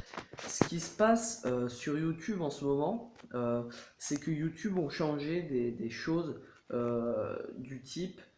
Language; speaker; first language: French; native; French